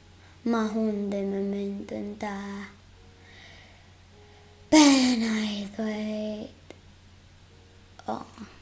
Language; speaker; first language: Welsh; non-native, local second language; English